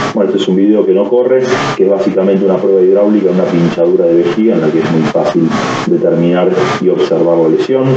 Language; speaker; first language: Spanish; native; Spanish